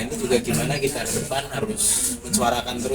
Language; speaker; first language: Indonesian; native; Indonesian